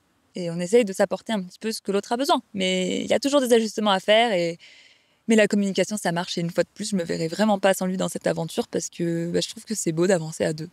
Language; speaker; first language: French; native; French